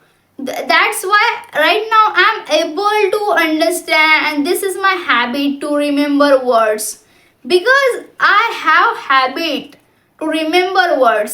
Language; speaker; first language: English; non-native, local second language; Hindi